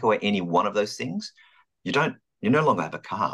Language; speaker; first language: English; native; English